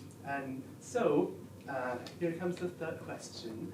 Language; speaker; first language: English; non-native, fluent; Thai